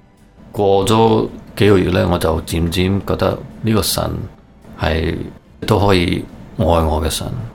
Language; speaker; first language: Cantonese; early bilingual, heritage; Cantonese